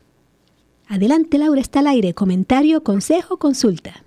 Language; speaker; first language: Spanish; native; Spanish